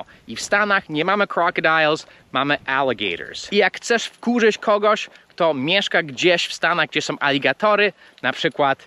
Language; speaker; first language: Polish; non-native, fluent; English